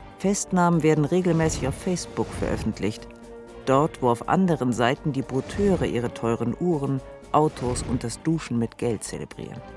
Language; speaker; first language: German; native; German